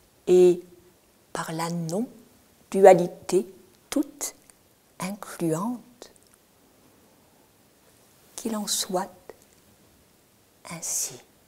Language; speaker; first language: French; native; French